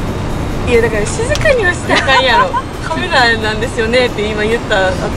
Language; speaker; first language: Japanese; native; Japanese